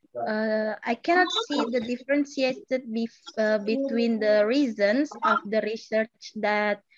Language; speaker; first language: English; non-native, learner; Indonesian